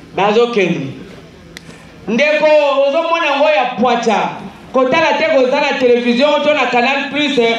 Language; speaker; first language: Lingala; non-native, local second language; Kituba (Democratic Republic of Congo)